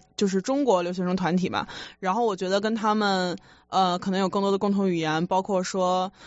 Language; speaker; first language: Chinese; native; Chinese